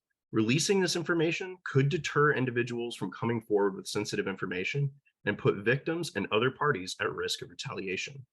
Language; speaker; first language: English; native; English